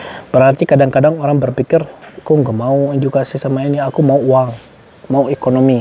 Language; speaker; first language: Indonesian; non-native, fluent; Arabic